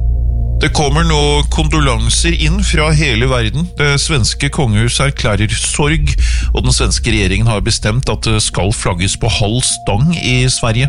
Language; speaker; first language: Norwegian; native; Norwegian